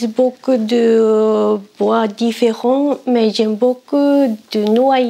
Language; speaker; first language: French; non-native, learner; Japanese